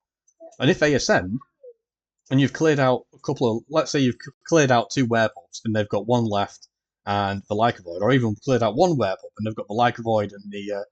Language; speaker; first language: English; native; English